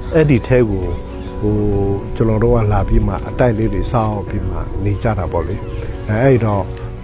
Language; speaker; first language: Burmese; non-native, local second language; Akha